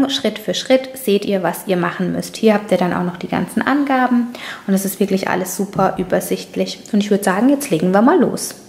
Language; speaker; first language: German; native; German